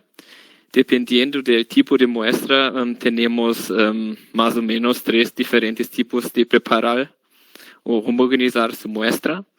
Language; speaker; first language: Spanish; non-native, learner; German